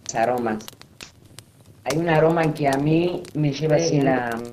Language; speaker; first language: Spanish; non-native, fluent; Armenian